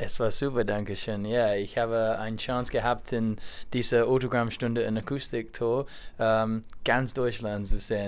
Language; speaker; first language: German; non-native, learner; English